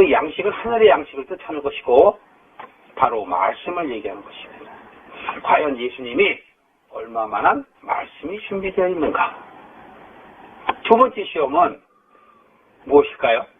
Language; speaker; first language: Korean; native; Korean